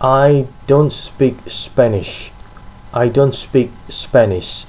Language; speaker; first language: English; non-native, fluent; Indonesian